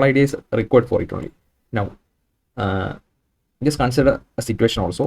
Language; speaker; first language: English; non-native, local second language; Malayalam